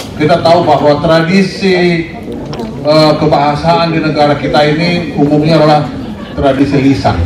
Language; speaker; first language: Indonesian; non-native, local second language; Batak Toba